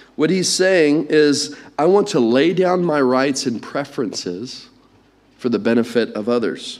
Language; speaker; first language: English; native; English